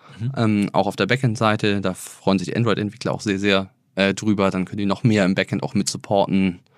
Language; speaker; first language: German; native; German